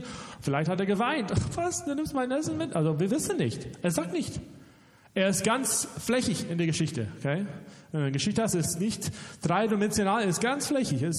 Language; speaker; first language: German; non-native, fluent; English